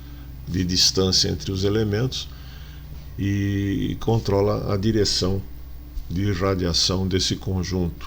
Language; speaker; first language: Portuguese; native; Portuguese